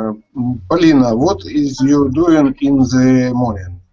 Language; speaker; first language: English; non-native, learner; Russian